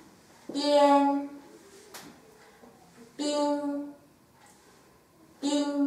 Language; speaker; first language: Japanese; non-native, fluent; Chinese